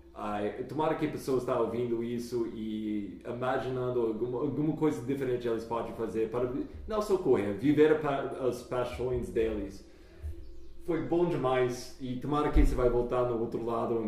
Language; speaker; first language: Portuguese; non-native, fluent; English